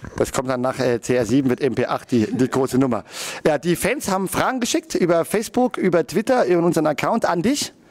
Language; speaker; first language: German; native; German